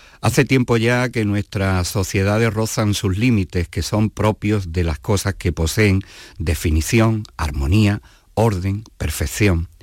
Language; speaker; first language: Spanish; native; Spanish